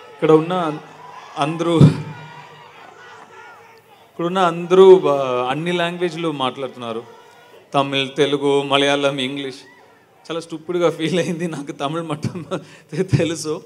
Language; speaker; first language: Telugu; non-native, learner; Tamil